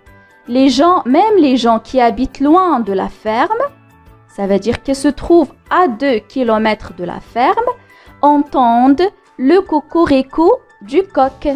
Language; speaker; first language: French; non-native, local second language; Arabic